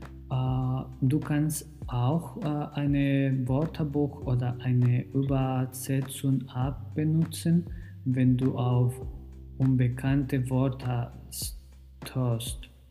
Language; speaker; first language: German; non-native, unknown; Spanish